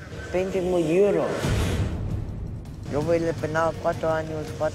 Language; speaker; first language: Spanish; non-native, learner; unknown